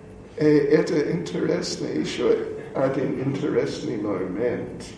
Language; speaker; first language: Russian; non-native, learner; English